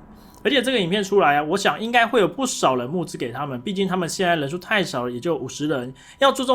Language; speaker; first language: Chinese; native; Chinese